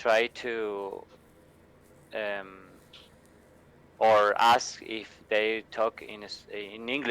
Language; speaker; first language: English; non-native, learner; Spanish